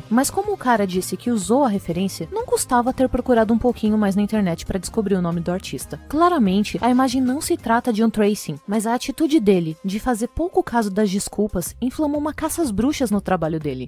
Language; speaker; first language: Portuguese; native; Portuguese